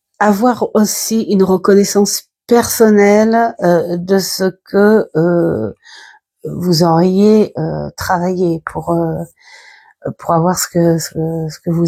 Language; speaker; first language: French; native; French